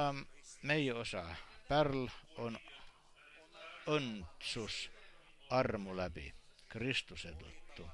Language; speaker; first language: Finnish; non-native, learner; Estonian